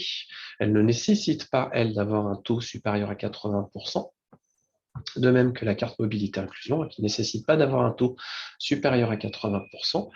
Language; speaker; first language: French; native; French